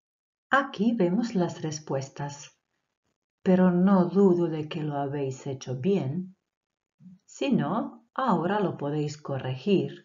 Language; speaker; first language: Spanish; non-native, fluent; Croatian